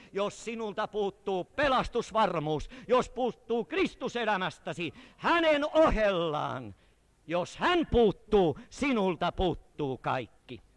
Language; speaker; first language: Finnish; native; Finnish